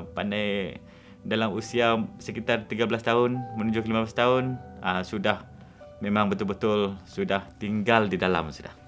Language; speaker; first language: Malay; non-native, local second language; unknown